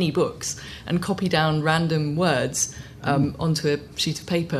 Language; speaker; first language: English; native; English